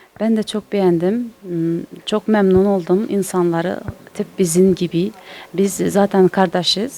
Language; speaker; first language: Turkish; non-native, learner; Uzbek